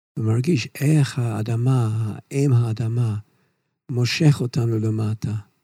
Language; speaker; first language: Hebrew; non-native, fluent; English